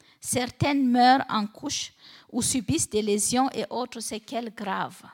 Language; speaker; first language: French; non-native, local second language; Fula